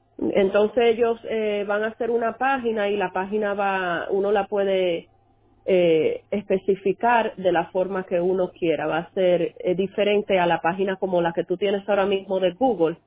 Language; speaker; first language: Spanish; early bilingual, heritage; Spanish